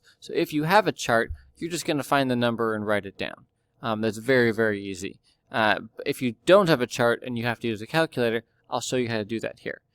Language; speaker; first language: English; native; English